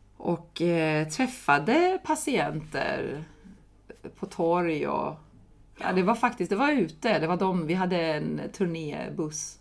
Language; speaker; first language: Swedish; non-native, fluent; Persian